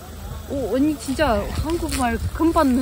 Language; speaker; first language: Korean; non-native, learner; Ukrainian